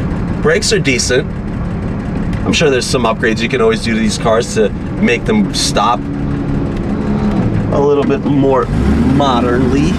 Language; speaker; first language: English; native; English